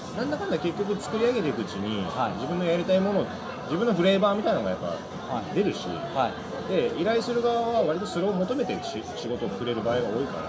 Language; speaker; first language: Japanese; early bilingual, other home language; English